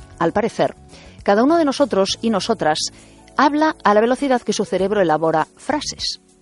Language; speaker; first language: Spanish; native; Spanish